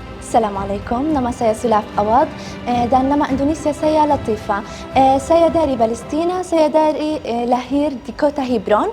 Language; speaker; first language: Indonesian; non-native, learner; Arabic